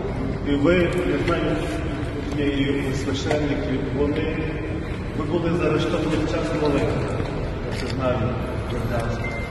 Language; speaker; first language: Ukrainian; non-native, fluent; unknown